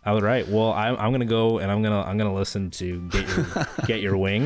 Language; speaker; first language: English; native; English